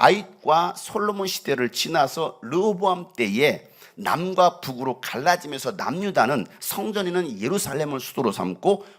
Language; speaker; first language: Korean; native; Korean